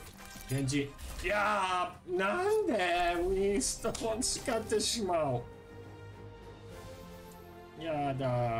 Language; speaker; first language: Japanese; non-native, fluent; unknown